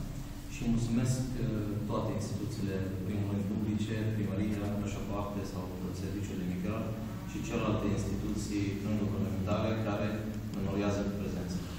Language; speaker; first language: Romanian; non-native, fluent; Arabic